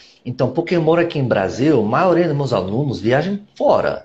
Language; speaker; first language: Portuguese; non-native, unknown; English